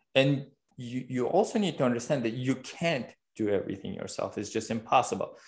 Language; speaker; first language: English; non-native, fluent; Uzbek